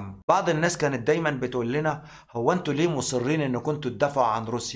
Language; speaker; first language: Arabic; native; Arabic